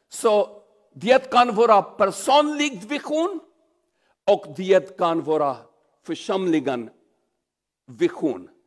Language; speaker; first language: Swedish; non-native, learner; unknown